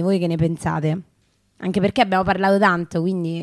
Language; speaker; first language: Italian; native; Italian